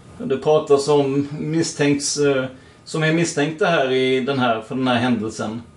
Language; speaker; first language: Swedish; native; Swedish